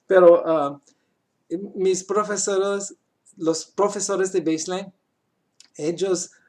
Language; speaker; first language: Spanish; non-native, learner; English